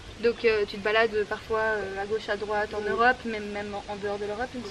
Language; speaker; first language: French; native; French